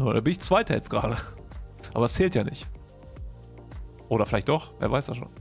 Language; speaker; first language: German; native; German